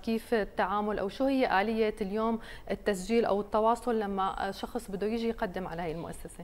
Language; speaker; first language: Arabic; native; Arabic